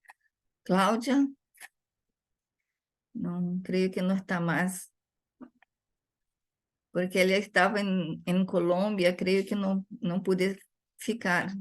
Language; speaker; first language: Spanish; non-native, fluent; Portuguese